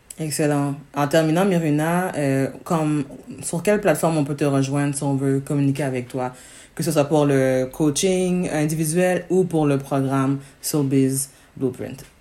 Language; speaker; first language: French; native; French